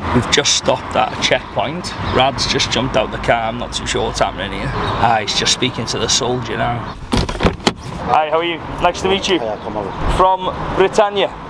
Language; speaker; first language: English; native; English